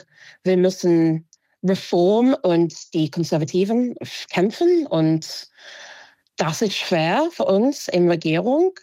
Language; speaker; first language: German; non-native, fluent; English